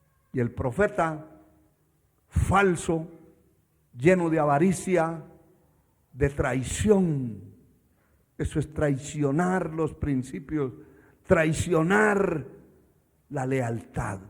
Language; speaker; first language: Spanish; native; Spanish